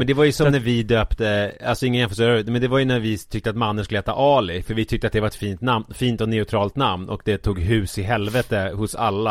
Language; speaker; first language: Swedish; native; Swedish